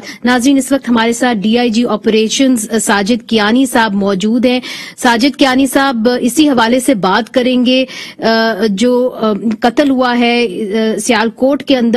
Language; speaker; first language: Urdu; native; Urdu